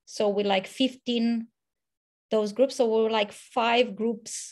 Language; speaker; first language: English; non-native, fluent; Romanian